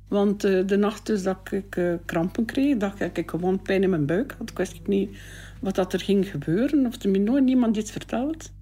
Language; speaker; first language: Dutch; native; Dutch